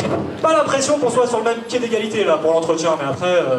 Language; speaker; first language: French; native; French